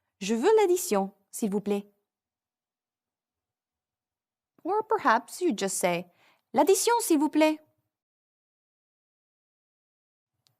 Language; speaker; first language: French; non-native, fluent; English